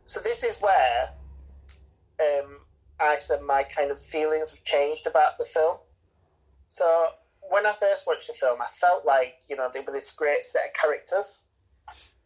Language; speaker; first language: English; native; English